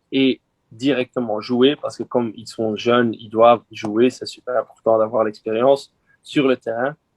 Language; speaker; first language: French; non-native, local second language; Dutch